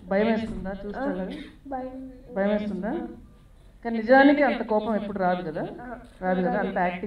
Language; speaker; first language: Telugu; native; Telugu